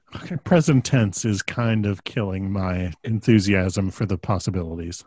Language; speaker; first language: English; native; English